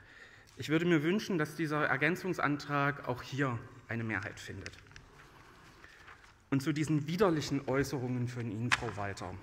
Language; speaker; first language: German; native; German